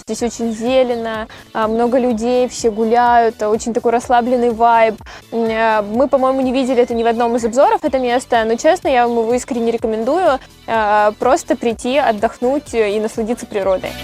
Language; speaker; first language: Russian; native; Russian